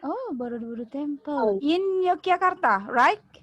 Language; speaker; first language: English; non-native, learner; Indonesian